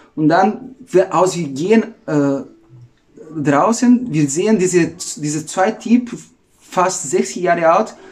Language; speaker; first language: German; non-native, fluent; Portuguese